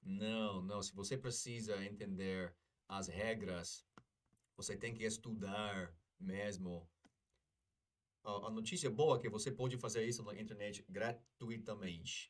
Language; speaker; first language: Portuguese; non-native, fluent; English